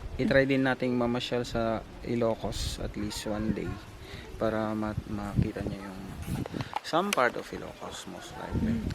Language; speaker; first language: Filipino; non-native, local second language; Iloko